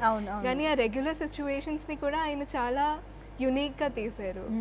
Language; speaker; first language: Telugu; non-native, local second language; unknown